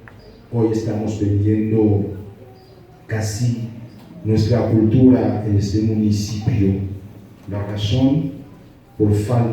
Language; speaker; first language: Spanish; non-native, fluent; Haitian Creole